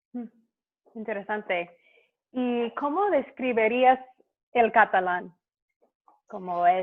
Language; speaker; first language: Spanish; non-native, fluent; English